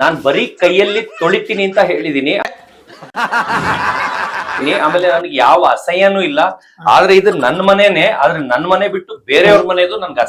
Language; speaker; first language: Kannada; native; Kannada